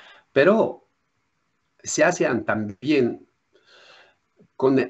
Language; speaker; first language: Spanish; non-native, learner; French